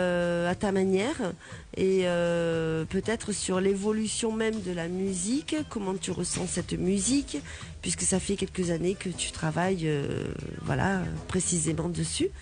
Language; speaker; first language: French; native; French